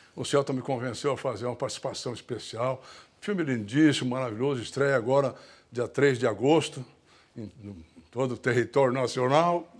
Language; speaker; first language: Portuguese; native; Portuguese